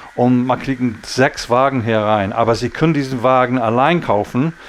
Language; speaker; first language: German; non-native, learner; English